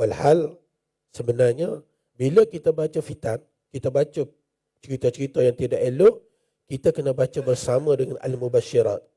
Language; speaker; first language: Malay; native; Malay